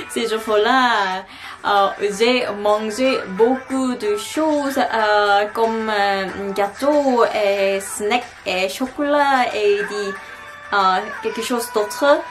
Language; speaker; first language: French; non-native, learner; Korean